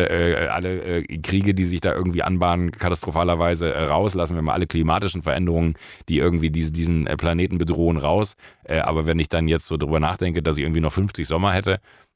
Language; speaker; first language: German; native; German